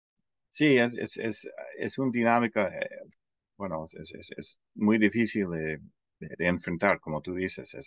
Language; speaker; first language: Spanish; non-native, fluent; English